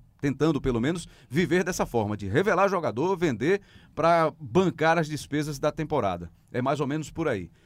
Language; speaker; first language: Portuguese; native; Portuguese